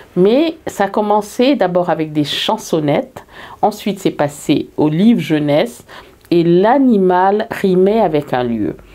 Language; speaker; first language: French; early bilingual, heritage; French